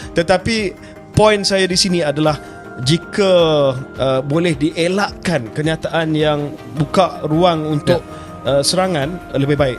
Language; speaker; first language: Malay; native; Malay